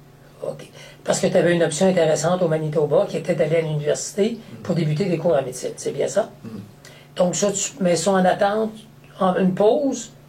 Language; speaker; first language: French; native; French